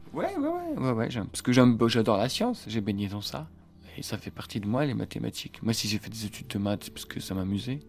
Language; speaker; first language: French; non-native, local second language; Arabic